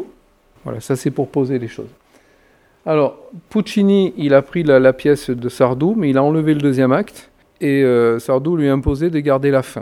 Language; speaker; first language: French; native; French